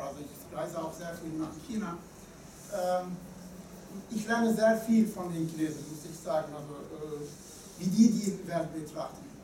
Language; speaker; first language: German; non-native, fluent; Turkish